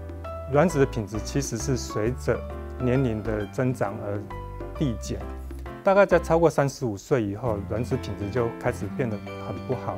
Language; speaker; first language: Chinese; native; Chinese